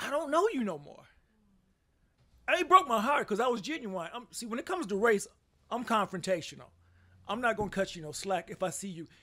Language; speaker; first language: English; native; English